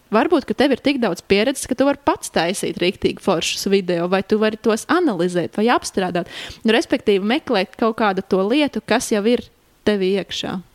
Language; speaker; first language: Latvian; native; Latvian